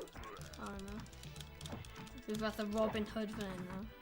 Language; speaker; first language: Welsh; non-native, local second language; English